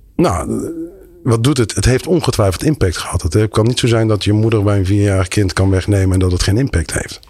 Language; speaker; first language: Dutch; native; Dutch